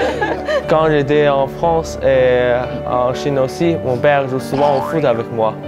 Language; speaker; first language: French; early bilingual, heritage; French